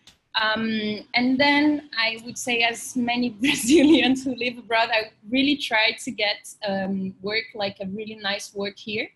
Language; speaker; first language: English; non-native, fluent; Portuguese